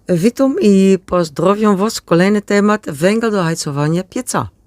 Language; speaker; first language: Polish; non-native, learner; Dutch